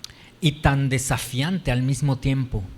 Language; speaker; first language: Spanish; native; Spanish